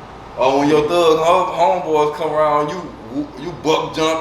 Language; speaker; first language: English; native; English